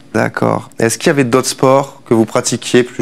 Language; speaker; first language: French; native; French